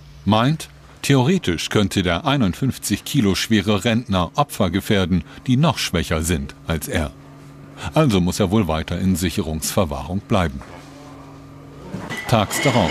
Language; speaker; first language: German; native; German